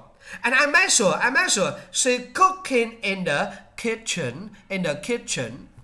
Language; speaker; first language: English; non-native, learner; Vietnamese